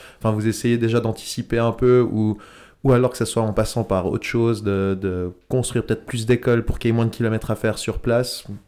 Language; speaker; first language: French; native; French